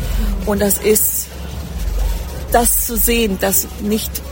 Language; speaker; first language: German; early bilingual, heritage; German